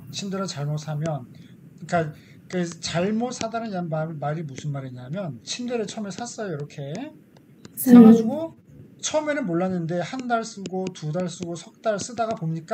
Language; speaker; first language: Korean; native; Korean